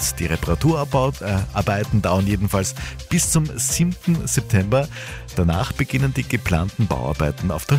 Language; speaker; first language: German; native; German